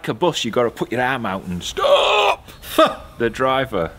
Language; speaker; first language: English; native; English